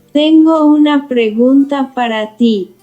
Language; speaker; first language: Spanish; non-native, learner; Haitian Creole